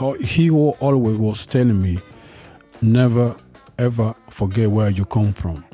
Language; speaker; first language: English; non-native, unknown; Spanish